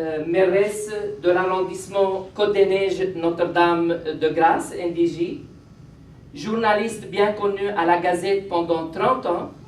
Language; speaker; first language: French; non-native, fluent; Arabic